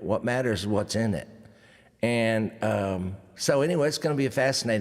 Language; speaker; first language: English; native; English